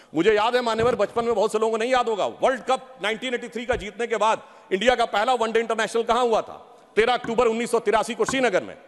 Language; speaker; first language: Hindi; native; Hindi